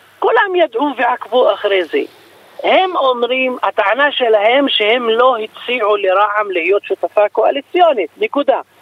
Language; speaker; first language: Hebrew; non-native, local second language; Arabic